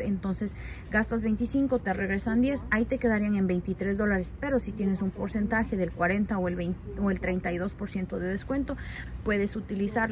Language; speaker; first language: Spanish; native; Spanish